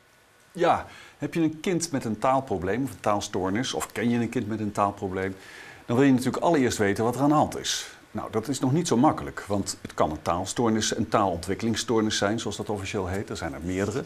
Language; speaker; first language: Dutch; native; Dutch